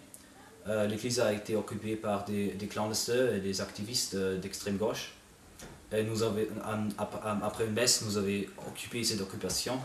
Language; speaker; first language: French; non-native, fluent; German